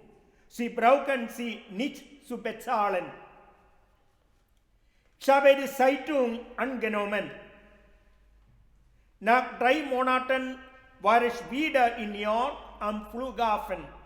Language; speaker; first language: German; non-native, fluent; Malayalam